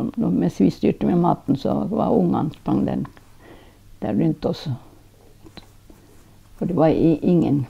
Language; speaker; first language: Norwegian; non-native, local second language; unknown